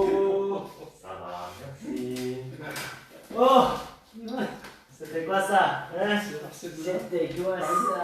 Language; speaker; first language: French; non-native, learner; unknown